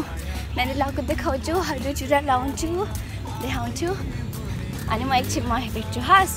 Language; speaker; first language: Nepali; early bilingual, heritage; Hindi